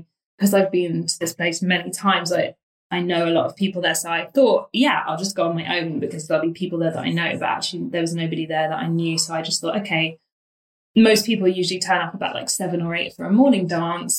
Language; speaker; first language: English; native; English